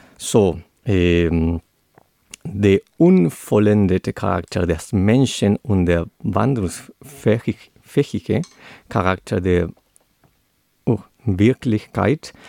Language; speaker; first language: German; non-native, learner; Spanish